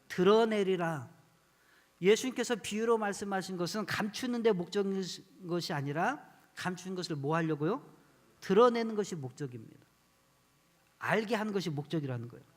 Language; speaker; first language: Korean; native; Korean